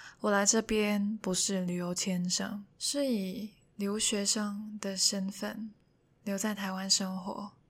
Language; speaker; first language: Chinese; non-native, local second language; Cantonese